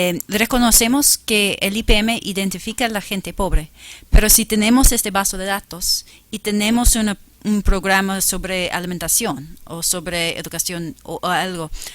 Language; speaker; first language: Spanish; non-native, fluent; English